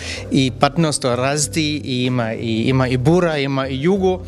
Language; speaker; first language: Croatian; non-native, learner; German